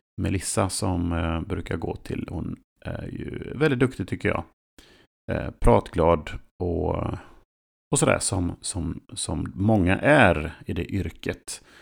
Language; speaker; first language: Swedish; native; Swedish